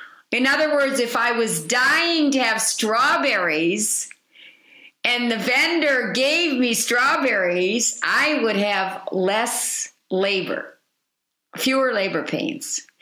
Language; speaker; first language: English; native; English